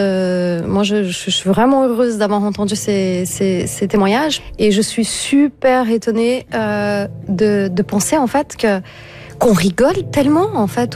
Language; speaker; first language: French; native; French